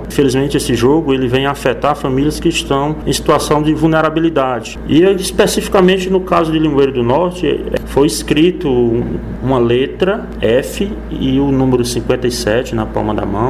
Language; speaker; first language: Portuguese; native; Portuguese